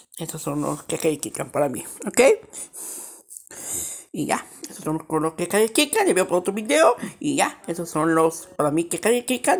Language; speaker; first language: Spanish; early bilingual, heritage; Spanish